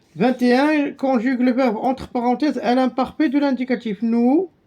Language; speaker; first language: French; non-native, local second language; Arabic